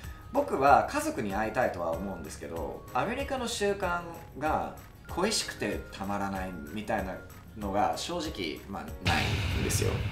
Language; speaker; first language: Japanese; non-native, fluent; English